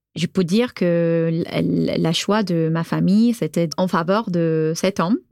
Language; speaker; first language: French; non-native, fluent; Arabic